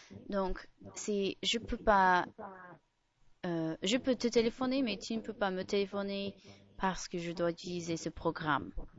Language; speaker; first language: French; non-native, fluent; English